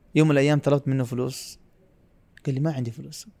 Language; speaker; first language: Arabic; non-native, fluent; Urdu